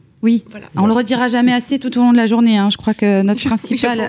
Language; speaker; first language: French; native; French